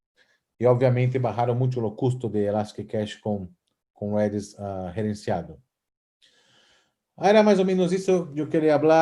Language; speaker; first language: Portuguese; non-native, fluent; Spanish